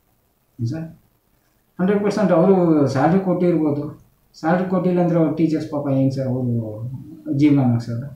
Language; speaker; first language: Kannada; non-native, local second language; Tamil